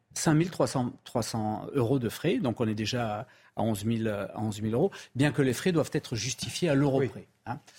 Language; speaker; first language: French; native; French